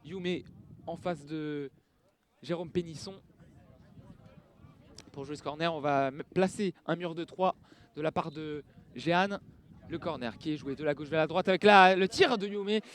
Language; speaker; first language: French; native; French